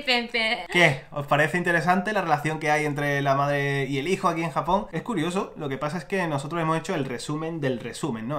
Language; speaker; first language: Spanish; native; Spanish